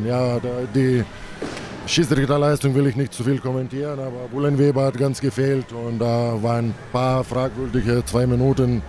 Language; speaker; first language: German; non-native, fluent; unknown